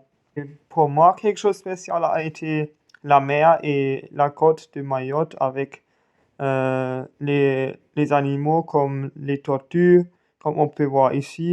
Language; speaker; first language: French; non-native, learner; German